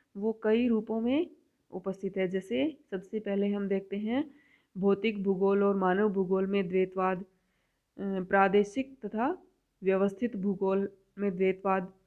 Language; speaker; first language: Hindi; native; Hindi